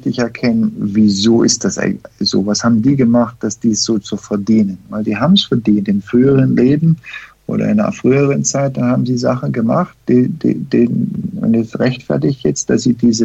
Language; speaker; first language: German; early bilingual, heritage; German